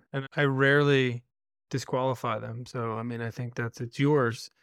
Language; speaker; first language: English; native; English